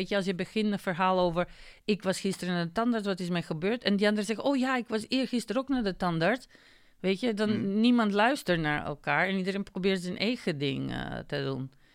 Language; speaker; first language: Dutch; non-native, fluent; Macedonian